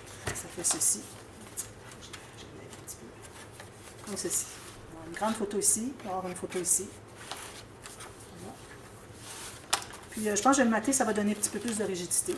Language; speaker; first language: French; native; French